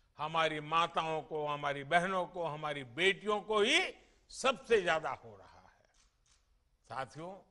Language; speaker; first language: Hindi; non-native, local second language; Gujarati